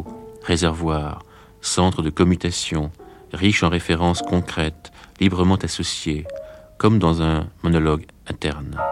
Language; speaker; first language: French; native; French